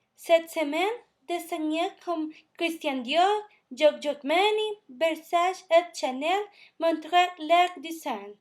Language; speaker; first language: French; non-native, learner; Spanish